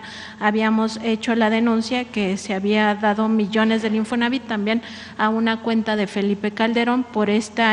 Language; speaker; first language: Spanish; native; Spanish